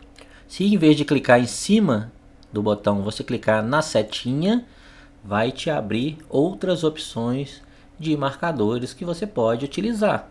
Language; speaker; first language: Portuguese; native; Portuguese